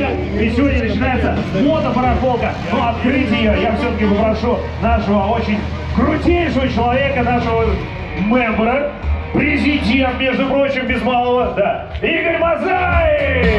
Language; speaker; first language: Russian; native; Russian